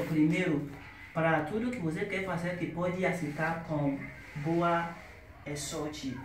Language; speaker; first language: Portuguese; non-native, learner; Yoruba